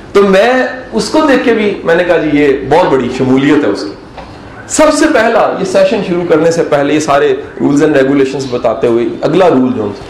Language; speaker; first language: Urdu; non-native, local second language; Punjabi